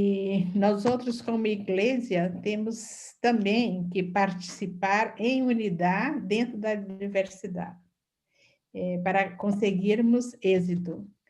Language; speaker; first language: Portuguese; non-native, fluent; Spanish